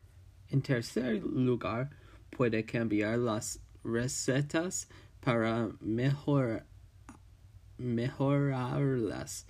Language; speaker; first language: Spanish; non-native, learner; English